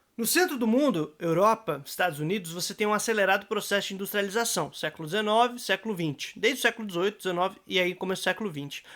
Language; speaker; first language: Portuguese; native; Portuguese